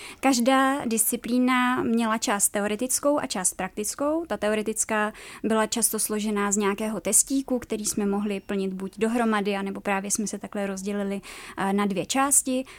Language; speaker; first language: Czech; native; Czech